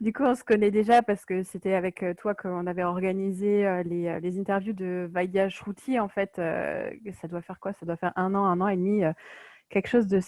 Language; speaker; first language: French; native; French